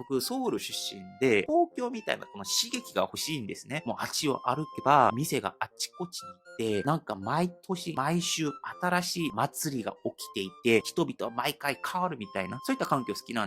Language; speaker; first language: Japanese; non-native, fluent; Korean